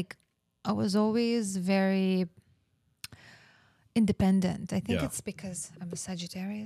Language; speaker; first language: English; non-native, fluent; Russian